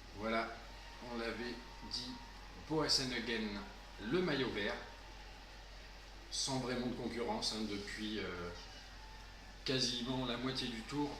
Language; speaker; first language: French; native; French